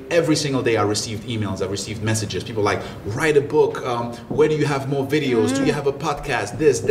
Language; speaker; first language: English; early bilingual, other home language; French